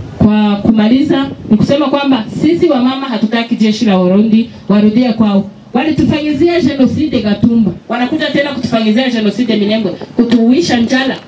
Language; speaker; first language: Swahili; non-native, local second language; Kinyarwanda